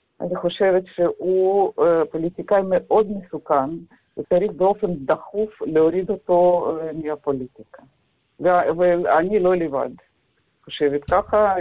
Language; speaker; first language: Hebrew; non-native, fluent; Russian